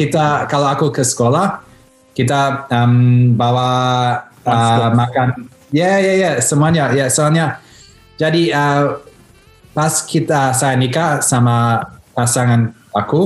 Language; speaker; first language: Indonesian; early bilingual, heritage; Indonesian